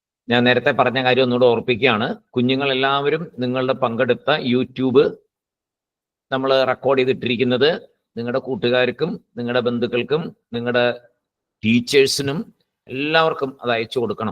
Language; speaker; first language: Malayalam; native; Malayalam